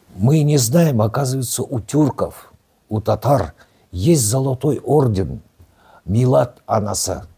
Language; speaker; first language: Russian; non-native, local second language; Kazakh